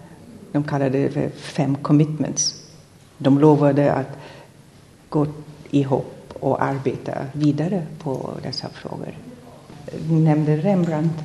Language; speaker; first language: Swedish; non-native, fluent; German